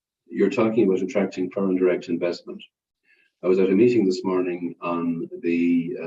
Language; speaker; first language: English; non-native, fluent; Irish